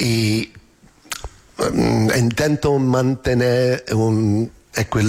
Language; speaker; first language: Spanish; non-native, learner; English